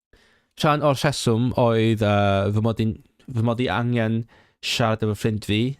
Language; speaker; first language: Welsh; non-native, learner; Cantonese